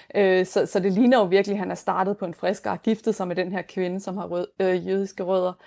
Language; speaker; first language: Danish; native; Danish